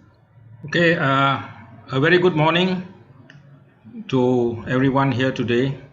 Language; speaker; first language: English; non-native, local second language; Malay